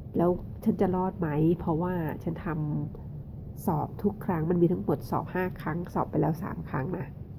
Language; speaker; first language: Thai; native; Thai